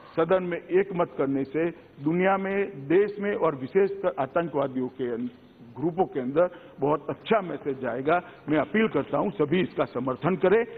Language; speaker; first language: Hindi; non-native, local second language; Gujarati